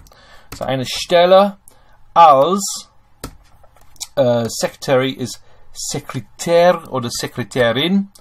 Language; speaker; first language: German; non-native, fluent; English